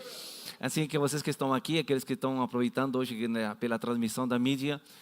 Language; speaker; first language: Portuguese; non-native, fluent; Spanish